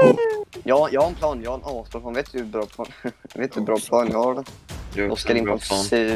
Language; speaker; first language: Swedish; native; Swedish